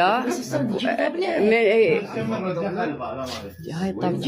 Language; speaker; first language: Arabic; native; Arabic